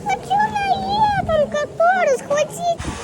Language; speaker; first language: Russian; early bilingual, other home language; Azerbaijani